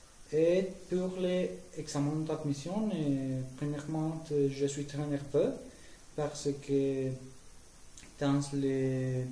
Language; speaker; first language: French; non-native, learner; Spanish